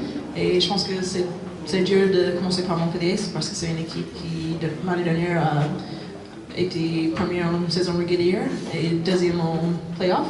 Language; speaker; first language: French; non-native, fluent; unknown